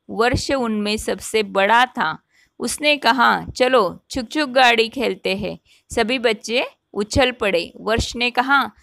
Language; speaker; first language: Hindi; non-native, local second language; Marathi